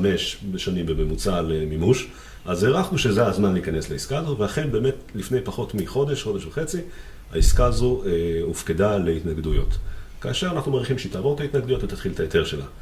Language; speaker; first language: Hebrew; native; Hebrew